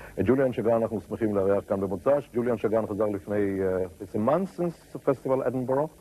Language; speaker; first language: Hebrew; native; Hebrew